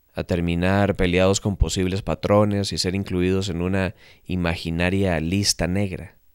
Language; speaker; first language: Spanish; native; Spanish